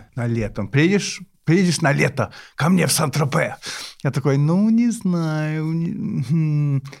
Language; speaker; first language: Russian; non-native, fluent; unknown